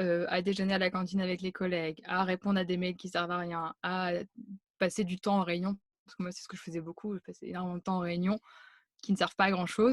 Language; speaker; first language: French; native; French